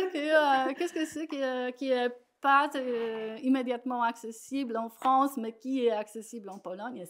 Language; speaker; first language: French; non-native, fluent; Polish